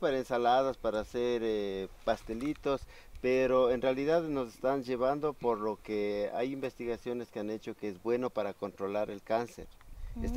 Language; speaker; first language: Spanish; native; Spanish